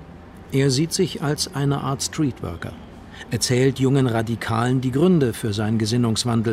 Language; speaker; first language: German; native; German